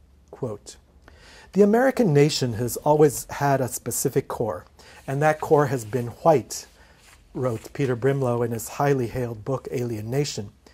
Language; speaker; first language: English; native; English